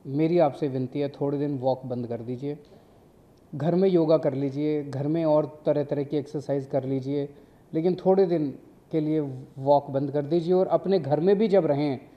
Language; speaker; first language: Hindi; native; Hindi